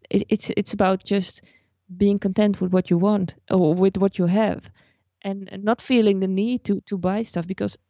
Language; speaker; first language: English; non-native, fluent; Dutch